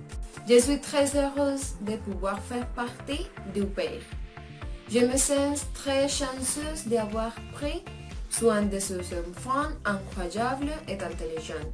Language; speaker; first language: French; non-native, learner; Spanish